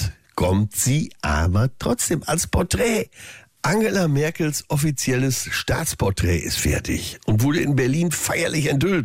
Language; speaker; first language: German; native; German